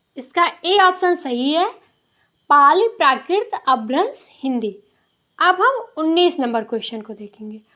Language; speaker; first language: Hindi; native; Hindi